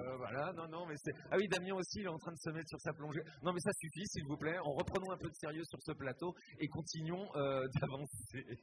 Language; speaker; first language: French; native; French